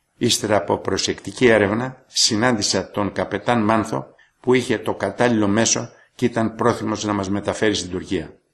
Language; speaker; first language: Greek; native; Greek